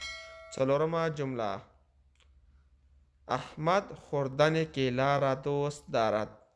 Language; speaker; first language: Persian; non-native, local second language; Pashto